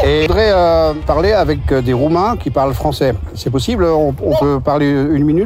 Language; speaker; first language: French; native; French